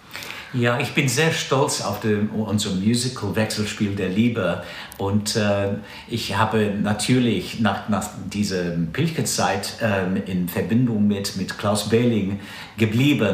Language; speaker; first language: German; non-native, fluent; English